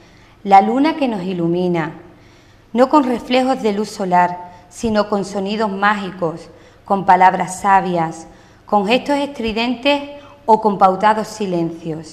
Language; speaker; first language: Spanish; native; Spanish